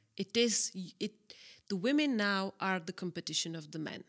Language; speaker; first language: English; non-native, fluent; Czech